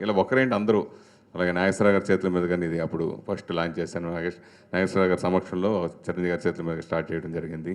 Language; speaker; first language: Telugu; native; Telugu